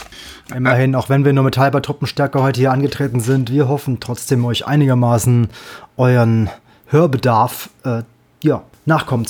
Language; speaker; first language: German; native; German